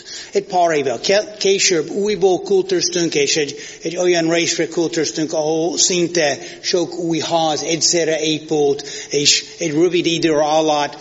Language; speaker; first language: Hungarian; non-native, fluent; English